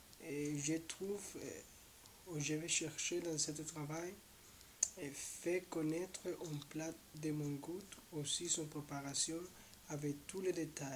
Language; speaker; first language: French; non-native, learner; Spanish